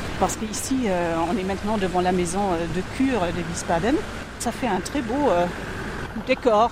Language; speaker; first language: French; non-native, fluent; German